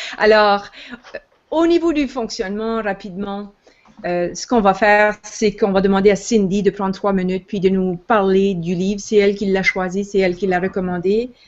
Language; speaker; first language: French; native; French